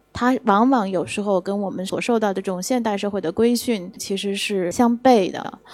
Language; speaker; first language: Chinese; early bilingual, other home language; Cantonese